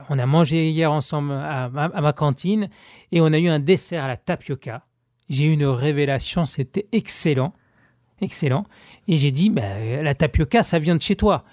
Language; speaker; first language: French; native; French